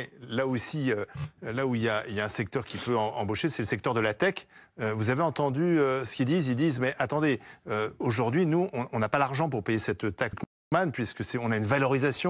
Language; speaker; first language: French; native; French